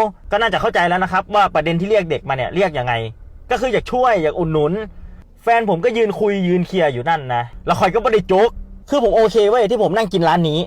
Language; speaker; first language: Thai; native; Thai